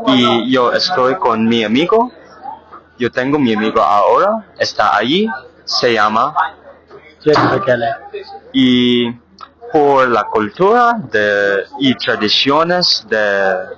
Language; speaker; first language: Spanish; non-native, learner; English